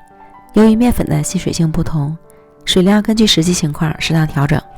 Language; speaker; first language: Chinese; native; Chinese